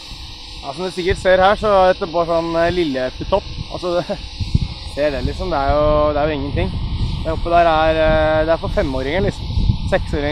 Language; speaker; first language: Norwegian; native; Norwegian